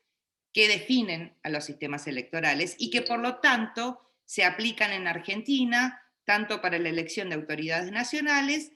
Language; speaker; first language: Spanish; native; Spanish